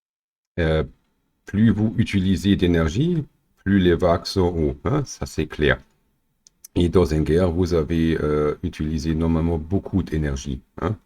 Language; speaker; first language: French; non-native, learner; German